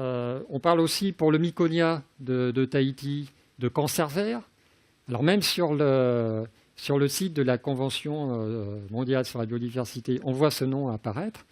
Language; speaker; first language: French; native; French